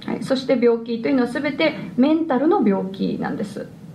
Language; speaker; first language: Japanese; native; Japanese